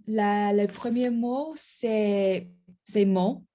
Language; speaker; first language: French; non-native, learner; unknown